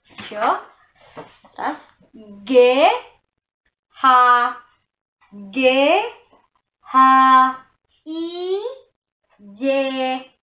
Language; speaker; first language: Russian; non-native, learner; Indonesian